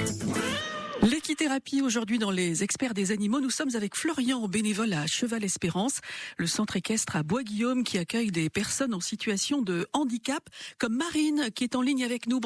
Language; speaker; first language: French; native; French